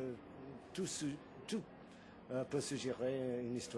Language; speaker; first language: French; non-native, fluent; English